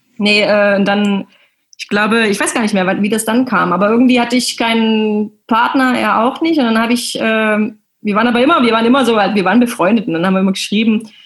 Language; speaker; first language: German; native; German